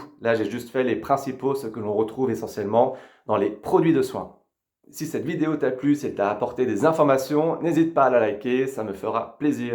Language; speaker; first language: French; native; French